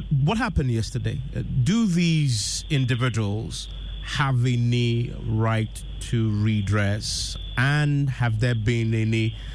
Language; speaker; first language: English; non-native, local second language; Akan